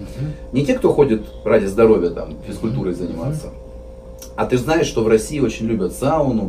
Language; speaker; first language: Russian; native; Russian